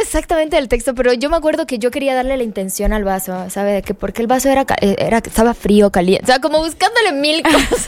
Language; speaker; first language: Spanish; native; Spanish